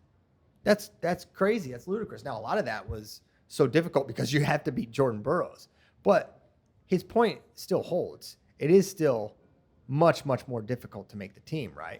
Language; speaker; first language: English; native; English